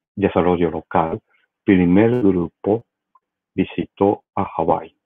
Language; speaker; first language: Spanish; non-native, learner; Japanese